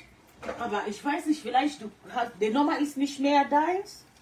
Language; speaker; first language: German; non-native, learner; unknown